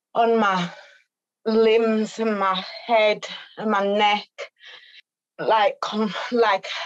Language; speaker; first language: English; native; English